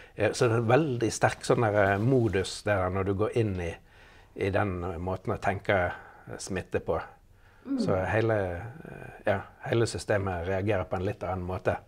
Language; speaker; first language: Norwegian; native; Norwegian